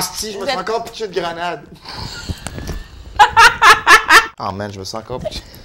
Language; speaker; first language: French; native; French